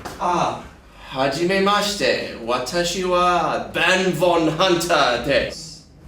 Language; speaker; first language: Japanese; non-native, learner; English